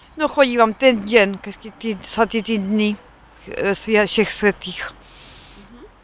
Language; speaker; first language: Slovak; native; Slovak